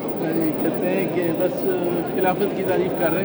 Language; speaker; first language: Urdu; native; Urdu